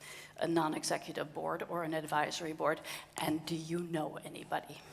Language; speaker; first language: English; non-native, fluent; Dutch